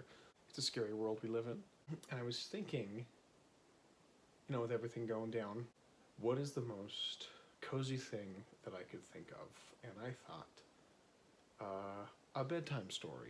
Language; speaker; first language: English; native; English